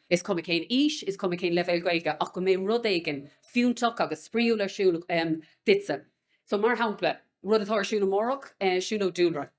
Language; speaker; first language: Irish; non-native, local second language; English